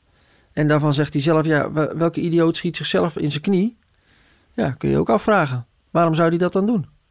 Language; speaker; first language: Dutch; native; Dutch